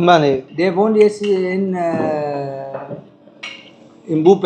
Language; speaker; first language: German; non-native, learner; Tamil